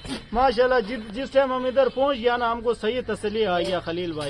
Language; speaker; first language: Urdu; non-native, local second language; Pashto